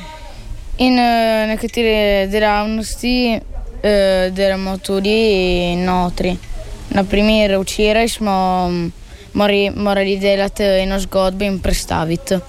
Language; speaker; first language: Slovenian; early bilingual, heritage; Italian